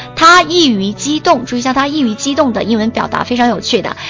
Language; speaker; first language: Chinese; native; Chinese